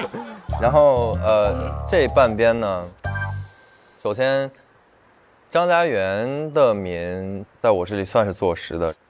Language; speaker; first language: Chinese; native; Chinese